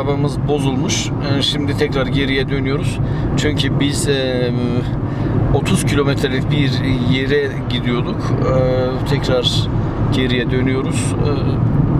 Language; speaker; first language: Turkish; native; Turkish